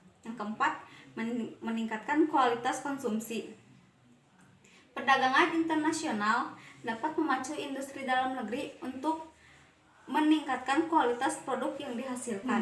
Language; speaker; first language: Indonesian; native; Indonesian